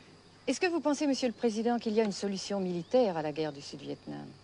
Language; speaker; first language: French; native; French